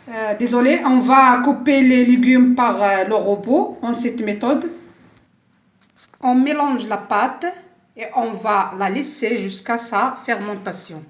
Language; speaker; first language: French; non-native, local second language; Arabic